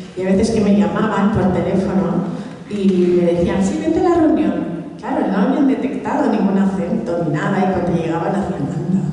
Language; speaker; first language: Spanish; early bilingual, other home language; Catalan